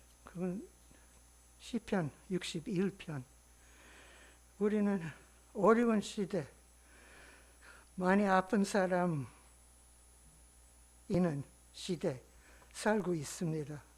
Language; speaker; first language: Korean; non-native, learner; English